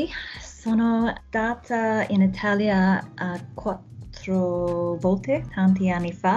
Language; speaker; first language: Italian; non-native, learner; English